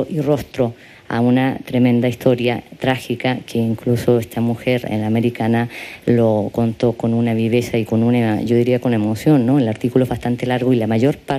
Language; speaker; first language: Spanish; native; Spanish